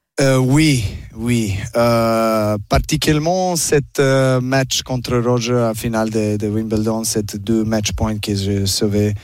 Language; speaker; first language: French; non-native, learner; Serbian